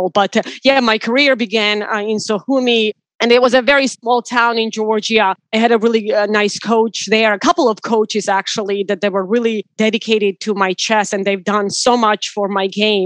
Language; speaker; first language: English; non-native, fluent; Georgian